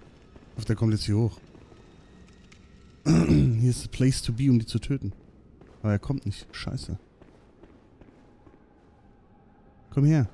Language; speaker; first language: German; native; German